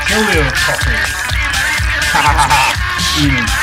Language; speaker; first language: English; native; English